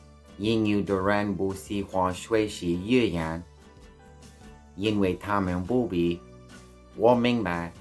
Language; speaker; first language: Chinese; non-native, learner; English